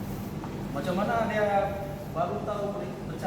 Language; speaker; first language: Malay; non-native, local second language; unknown